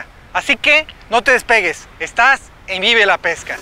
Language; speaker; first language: Spanish; native; Spanish